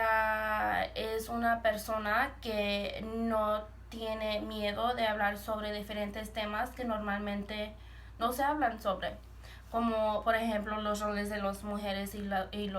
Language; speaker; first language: Spanish; early bilingual, heritage; Spanish